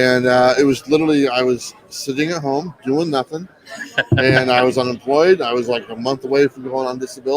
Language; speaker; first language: English; native; English